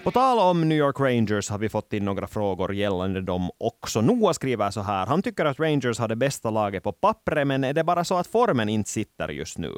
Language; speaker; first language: Swedish; native; Swedish